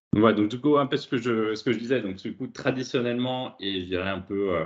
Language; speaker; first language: French; native; French